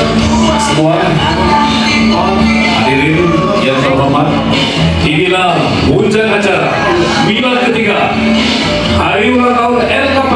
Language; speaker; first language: Indonesian; native; Indonesian